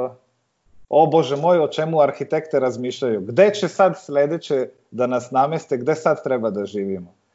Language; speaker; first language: Serbian; early bilingual, heritage; Serbian